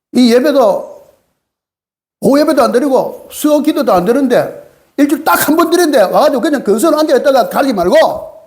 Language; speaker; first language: Korean; native; Korean